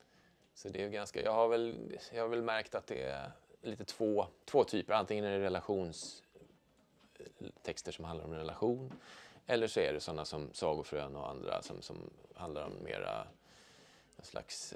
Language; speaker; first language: Swedish; native; Swedish